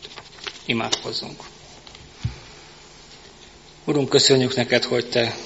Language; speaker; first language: Hungarian; native; Hungarian